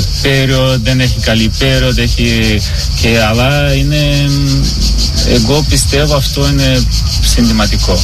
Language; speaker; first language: Greek; non-native, learner; Portuguese